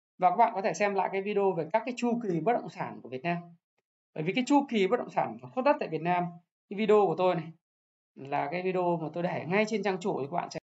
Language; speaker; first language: Vietnamese; native; Vietnamese